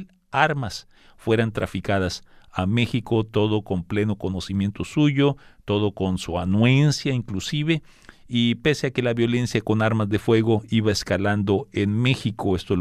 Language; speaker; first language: Spanish; native; Spanish